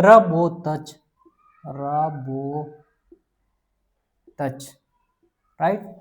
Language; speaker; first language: Russian; non-native, learner; Hindi